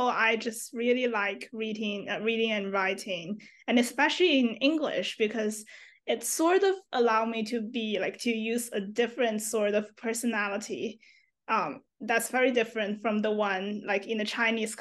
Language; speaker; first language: English; non-native, fluent; Chinese